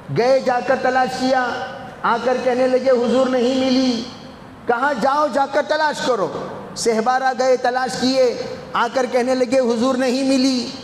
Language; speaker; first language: Urdu; native; Urdu